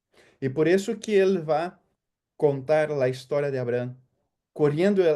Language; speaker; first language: Spanish; non-native, fluent; Portuguese